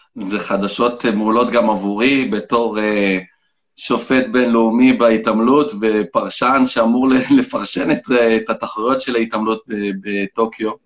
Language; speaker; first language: Hebrew; native; Hebrew